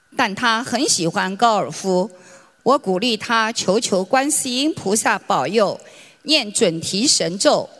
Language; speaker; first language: Chinese; native; Chinese